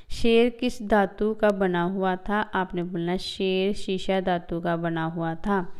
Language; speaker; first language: Hindi; non-native, local second language; Punjabi